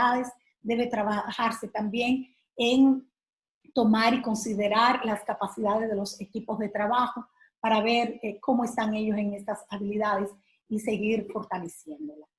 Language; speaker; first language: Spanish; native; Spanish